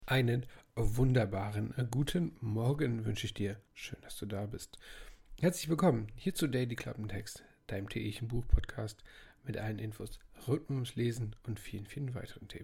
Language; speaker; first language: German; native; German